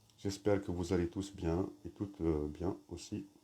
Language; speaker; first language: French; non-native, local second language; Kabyle